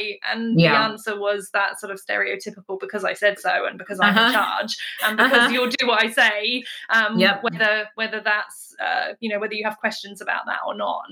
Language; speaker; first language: English; native; English